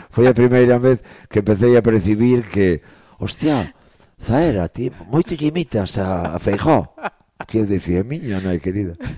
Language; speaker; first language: Galician; native; Galician